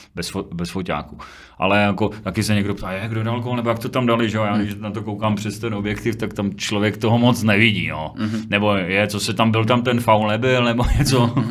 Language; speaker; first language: Czech; native; Czech